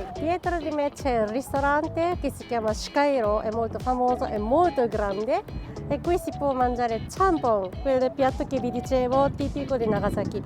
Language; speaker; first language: Italian; non-native, fluent; Japanese